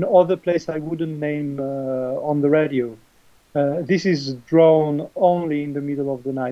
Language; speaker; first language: English; non-native, fluent; French